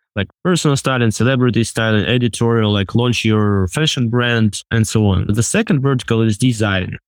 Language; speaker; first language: English; non-native, fluent; Russian